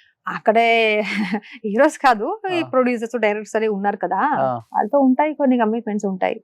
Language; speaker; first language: Telugu; non-native, local second language; Kannada